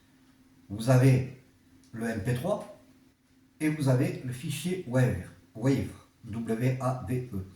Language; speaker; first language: French; native; French